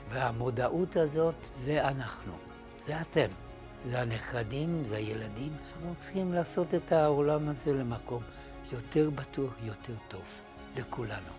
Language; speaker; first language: Hebrew; non-native, fluent; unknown